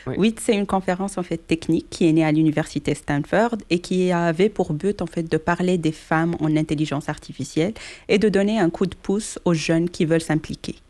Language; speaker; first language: French; non-native, local second language; Arabic